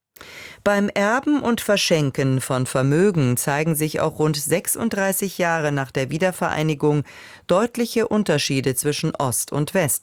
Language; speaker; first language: German; native; German